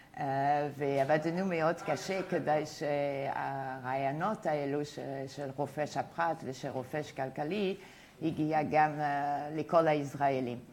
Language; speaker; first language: Hebrew; non-native, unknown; French